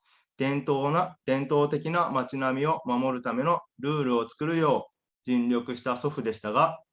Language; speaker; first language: Japanese; native; Japanese